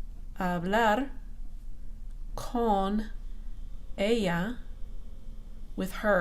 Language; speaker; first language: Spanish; non-native, fluent; English